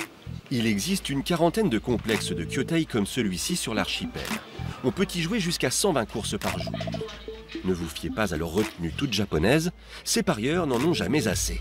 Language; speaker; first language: French; native; French